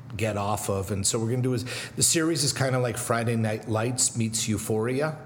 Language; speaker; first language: English; native; English